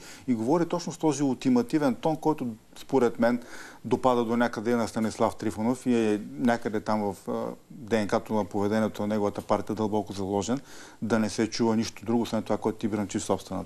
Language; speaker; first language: Bulgarian; native; Bulgarian